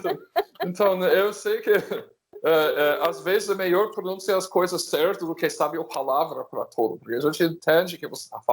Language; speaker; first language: Portuguese; non-native, fluent; English